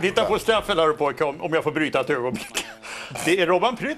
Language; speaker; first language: Swedish; native; Swedish